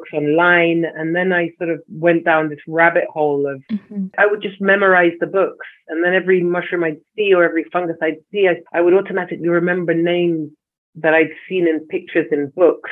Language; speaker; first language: English; native; English